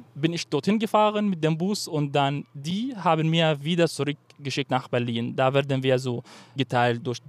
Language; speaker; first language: German; non-native, fluent; Arabic